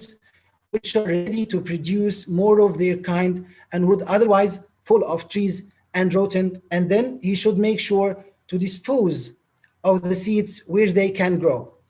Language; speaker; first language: English; non-native, local second language; Arabic